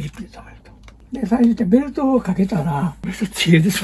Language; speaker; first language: Japanese; native; Japanese